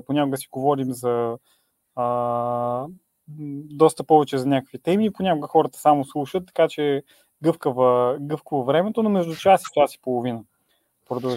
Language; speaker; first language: Bulgarian; native; Bulgarian